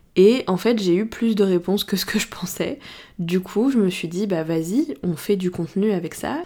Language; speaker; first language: French; native; French